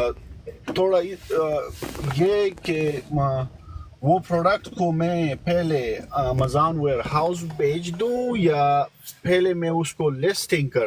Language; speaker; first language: Hindi; non-native, local second language; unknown